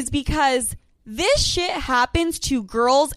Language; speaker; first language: English; native; English